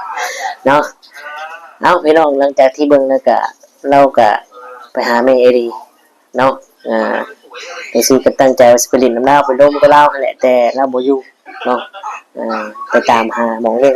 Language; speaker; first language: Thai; non-native, local second language; Lao